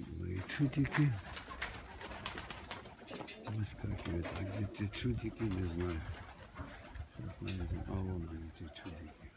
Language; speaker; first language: Russian; native; Russian